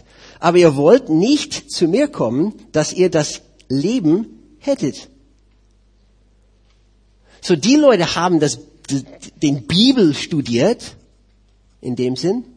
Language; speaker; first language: German; non-native, fluent; English